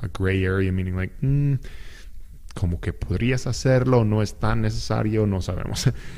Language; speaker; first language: Spanish; non-native, fluent; English